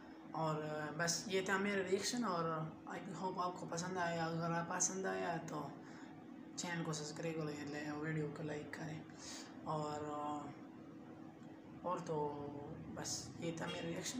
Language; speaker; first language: Hindi; non-native, local second language; Pashto